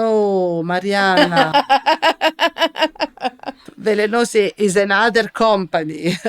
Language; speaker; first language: English; non-native, learner; Italian